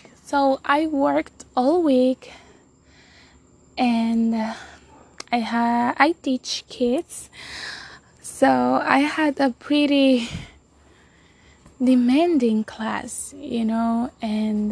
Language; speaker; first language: English; non-native, fluent; Spanish